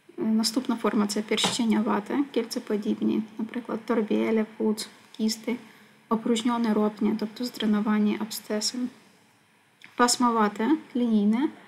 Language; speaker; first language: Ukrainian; native; Ukrainian